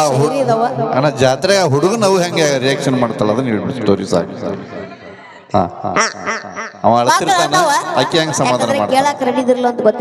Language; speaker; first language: Kannada; native; Kannada